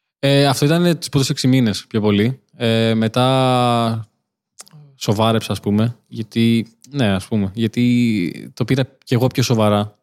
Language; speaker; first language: Greek; early bilingual, other home language; Albanian